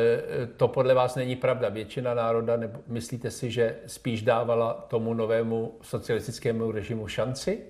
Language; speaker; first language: Czech; native; Czech